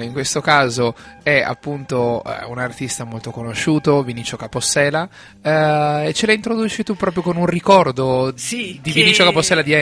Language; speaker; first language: Italian; native; Italian